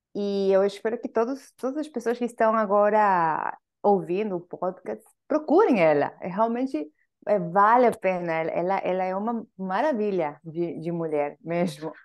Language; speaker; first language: Portuguese; non-native, fluent; Spanish